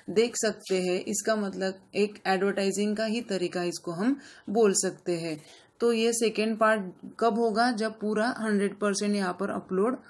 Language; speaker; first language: Hindi; non-native, local second language; Marathi